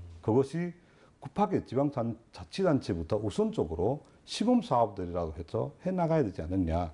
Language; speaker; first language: Korean; non-native, fluent; Nepali